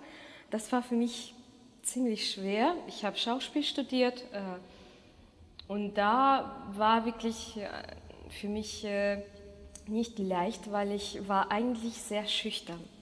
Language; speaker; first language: German; non-native, fluent; Russian